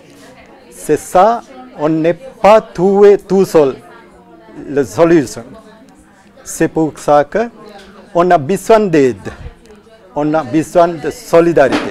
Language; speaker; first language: French; non-native, learner; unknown